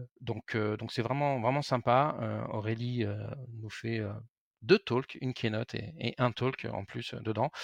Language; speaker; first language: French; native; French